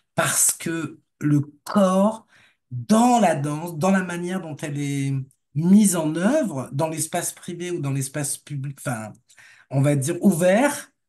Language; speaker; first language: French; native; French